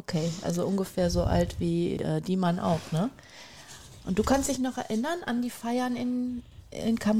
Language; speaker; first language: German; native; German